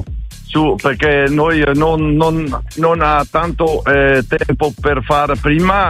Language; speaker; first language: Italian; non-native, learner; Dutch